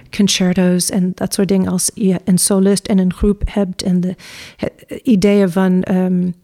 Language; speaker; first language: Dutch; non-native, fluent; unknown